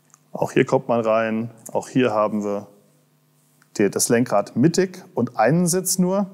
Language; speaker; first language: German; native; German